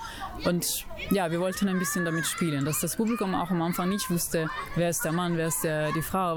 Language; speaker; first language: German; non-native, fluent; Italian